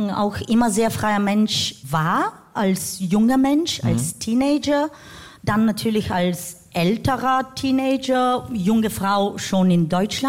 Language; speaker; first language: German; non-native, fluent; Bulgarian